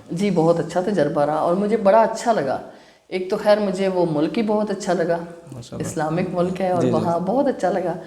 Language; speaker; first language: Urdu; non-native, local second language; Punjabi